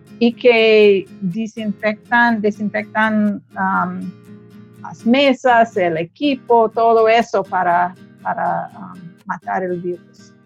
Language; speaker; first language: Spanish; non-native, fluent; English